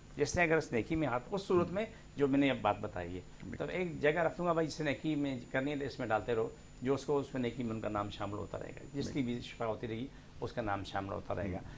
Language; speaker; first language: Urdu; non-native, local second language; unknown